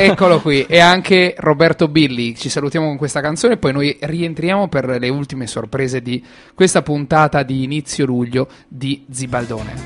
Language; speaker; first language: Italian; native; Italian